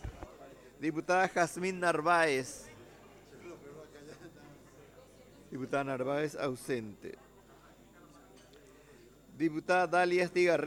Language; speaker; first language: Spanish; native; Spanish